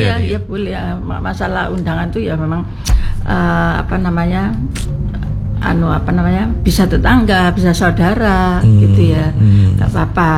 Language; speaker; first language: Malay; non-native, local second language; Javanese